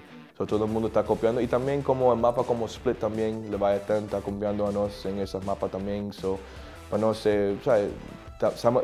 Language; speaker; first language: Spanish; early bilingual, heritage; English